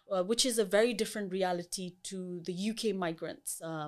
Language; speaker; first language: English; early bilingual, other home language; Nepali